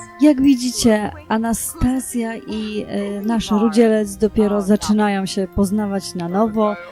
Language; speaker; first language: Polish; native; Polish